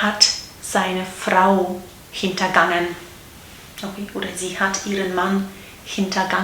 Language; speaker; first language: German; non-native, fluent; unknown